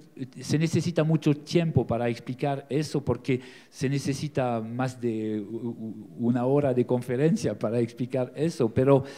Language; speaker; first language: Spanish; non-native, learner; French